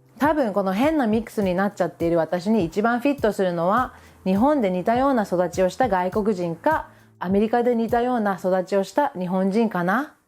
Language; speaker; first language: Japanese; early bilingual, other home language; English